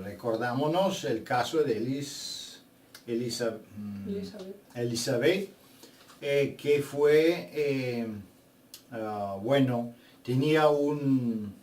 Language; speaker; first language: Spanish; non-native, fluent; Bulgarian